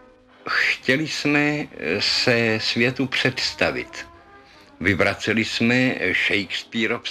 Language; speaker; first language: Czech; native; Czech